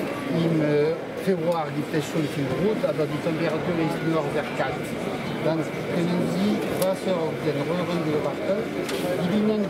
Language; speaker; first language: German; non-native, fluent; French